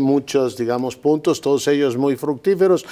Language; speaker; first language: Spanish; native; Spanish